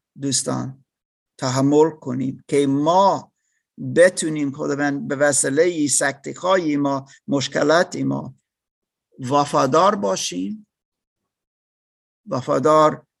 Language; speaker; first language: Persian; non-native, learner; English